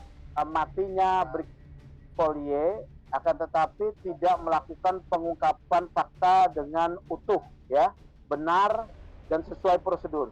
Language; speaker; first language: Indonesian; native; Indonesian